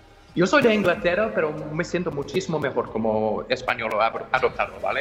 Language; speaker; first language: Spanish; non-native, fluent; English